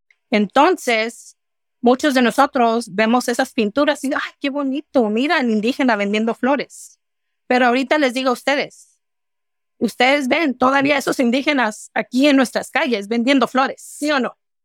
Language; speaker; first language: Spanish; early bilingual, heritage; Spanish